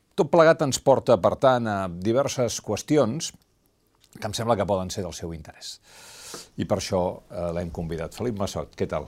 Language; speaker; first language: Catalan; native; Catalan